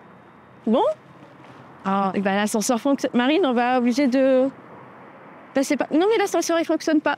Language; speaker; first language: French; native; French